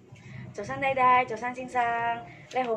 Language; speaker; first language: Cantonese; non-native, learner; Indonesian